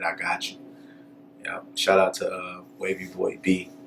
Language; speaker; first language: English; native; English